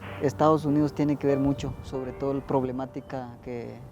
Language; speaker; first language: Spanish; native; Spanish